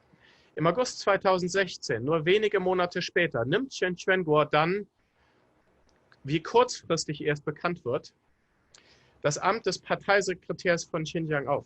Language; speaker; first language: German; native; German